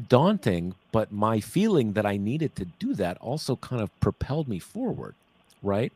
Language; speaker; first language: English; native; English